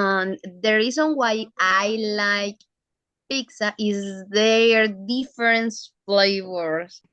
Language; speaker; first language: English; non-native, learner; Spanish